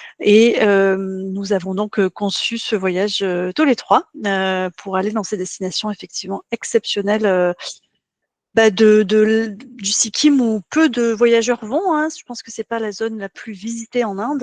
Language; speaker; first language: French; native; French